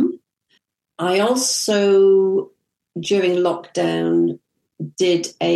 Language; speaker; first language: English; native; English